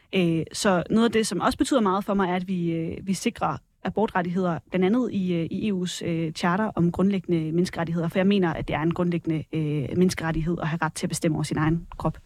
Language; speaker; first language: Danish; native; Danish